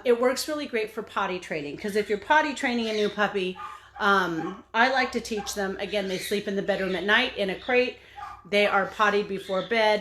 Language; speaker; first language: English; native; English